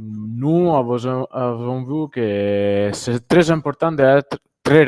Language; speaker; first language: French; non-native, fluent; Italian